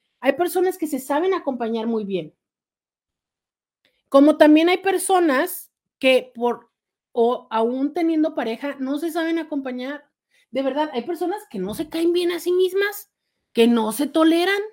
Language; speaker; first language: Spanish; native; Spanish